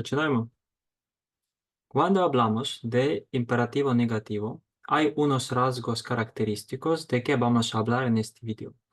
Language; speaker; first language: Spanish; non-native, fluent; Ukrainian